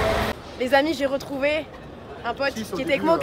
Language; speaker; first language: French; native; French